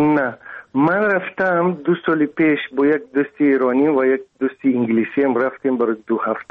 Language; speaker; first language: Persian; non-native, local second language; Russian